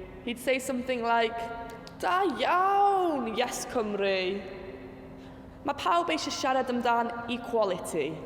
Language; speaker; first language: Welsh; non-native, local second language; English